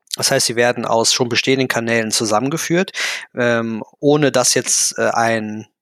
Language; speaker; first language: German; native; German